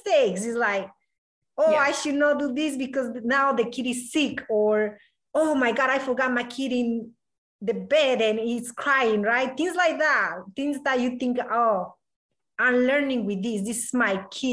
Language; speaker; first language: English; non-native, learner; Spanish